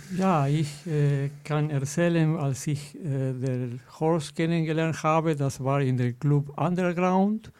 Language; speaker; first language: German; non-native, fluent; Spanish